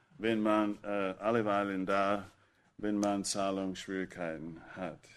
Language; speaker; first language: German; non-native, fluent; English